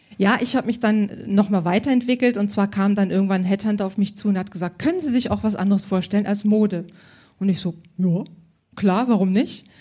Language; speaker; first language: German; native; German